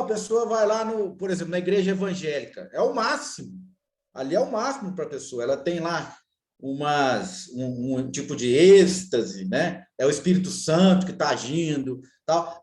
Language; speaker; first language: Portuguese; native; Portuguese